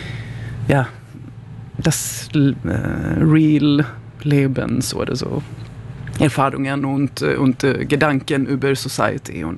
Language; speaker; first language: German; non-native, learner; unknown